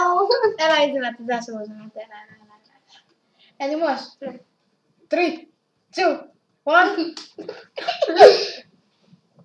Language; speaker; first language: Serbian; early bilingual, heritage; Serbian